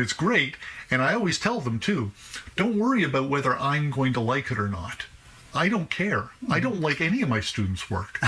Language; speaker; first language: English; native; English